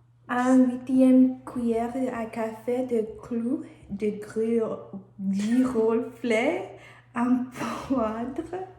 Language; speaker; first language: French; non-native, learner; English